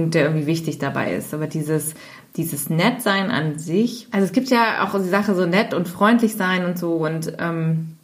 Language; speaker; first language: German; native; German